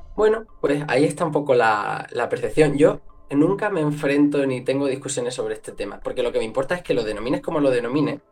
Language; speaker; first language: Spanish; non-native, local second language; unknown